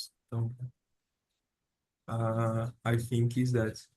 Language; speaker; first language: English; non-native, learner; Portuguese